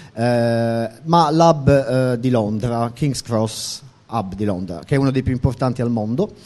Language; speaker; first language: Italian; native; Italian